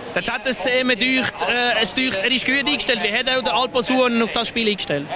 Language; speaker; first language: German; native; German